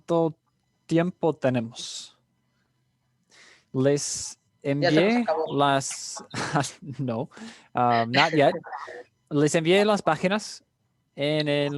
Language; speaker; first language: Spanish; non-native, fluent; English